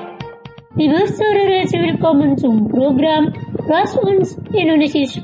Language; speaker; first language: German; non-native, learner; Indonesian